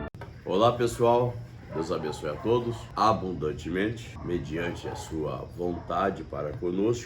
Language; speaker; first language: Portuguese; native; Portuguese